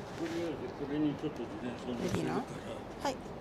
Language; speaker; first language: Japanese; native; Japanese